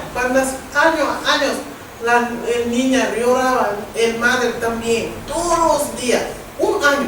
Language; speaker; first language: Spanish; non-native, learner; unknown